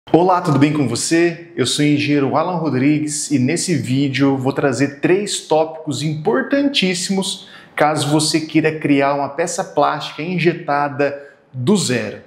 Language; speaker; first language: Portuguese; native; Portuguese